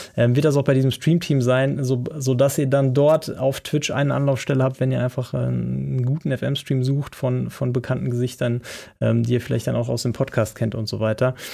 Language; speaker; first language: German; native; German